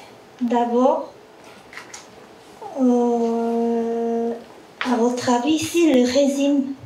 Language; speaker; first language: French; non-native, fluent; Korean